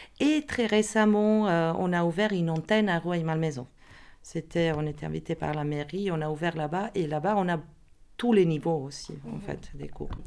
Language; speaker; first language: French; non-native, fluent; Croatian